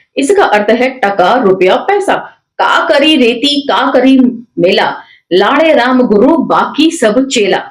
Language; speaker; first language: Hindi; native; Hindi